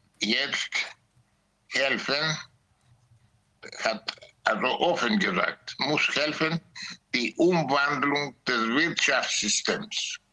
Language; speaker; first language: German; non-native, learner; Greek